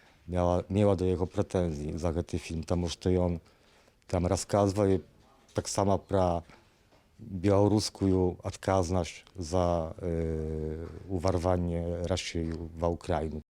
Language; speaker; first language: Polish; non-native, learner; Belarusian